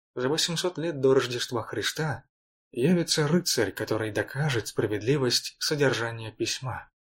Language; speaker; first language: Russian; native; Russian